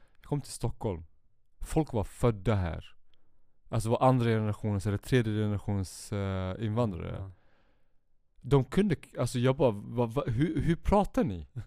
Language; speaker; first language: Swedish; early bilingual, other home language; Kurdish